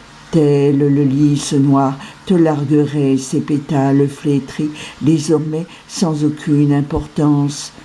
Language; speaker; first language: French; native; French